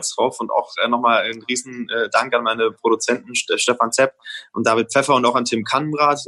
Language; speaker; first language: German; native; German